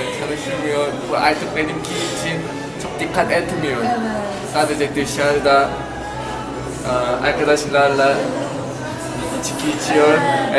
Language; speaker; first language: Turkish; non-native, learner; Korean